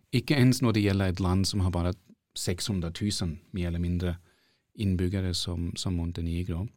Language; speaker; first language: Norwegian; non-native, fluent; German